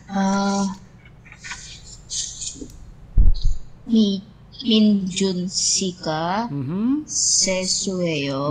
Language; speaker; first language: Korean; non-native, learner; Indonesian